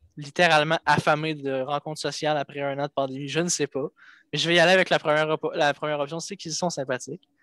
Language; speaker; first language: French; native; French